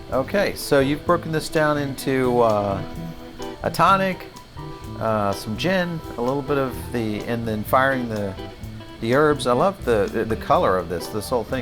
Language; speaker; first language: English; native; English